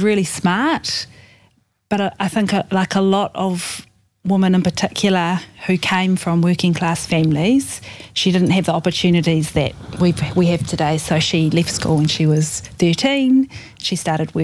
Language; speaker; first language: English; native; English